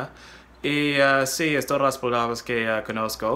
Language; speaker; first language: Spanish; non-native, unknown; English